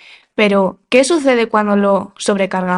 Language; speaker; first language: Spanish; native; Spanish